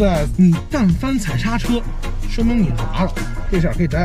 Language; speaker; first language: Chinese; native; Chinese